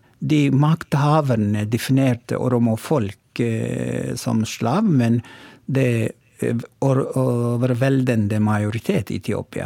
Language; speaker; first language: Norwegian; non-native, learner; Oromo